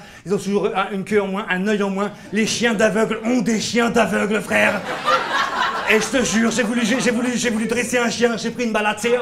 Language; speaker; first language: French; native; French